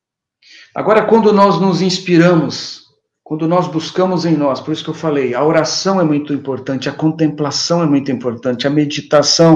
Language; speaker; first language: Portuguese; native; Portuguese